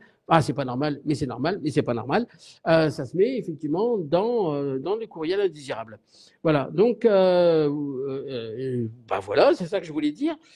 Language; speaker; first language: French; native; French